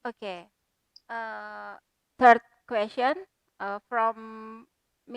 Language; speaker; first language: English; non-native, fluent; Indonesian